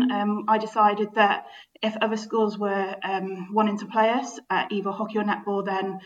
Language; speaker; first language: English; native; English